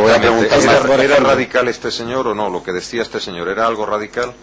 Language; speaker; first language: Spanish; native; Spanish